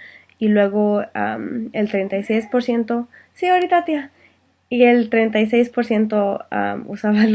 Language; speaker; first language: Spanish; early bilingual, heritage; Spanish